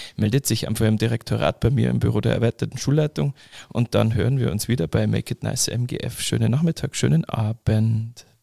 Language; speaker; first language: German; native; German